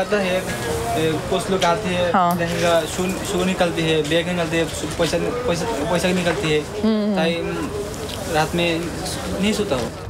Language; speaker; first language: Hindi; non-native, local second language; Bangla